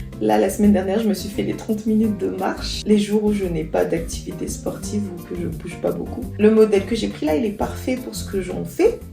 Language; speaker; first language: French; non-native, local second language; Malagasy